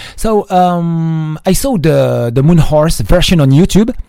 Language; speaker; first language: French; native; French